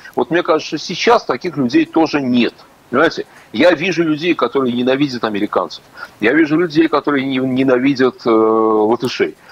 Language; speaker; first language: Russian; native; Russian